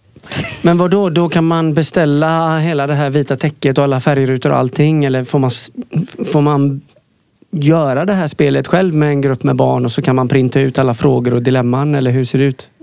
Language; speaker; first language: Swedish; native; Swedish